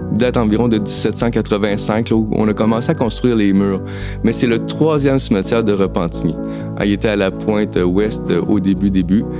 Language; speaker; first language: French; native; French